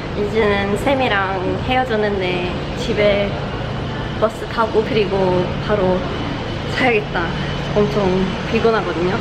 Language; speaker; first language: Korean; non-native, fluent; Swedish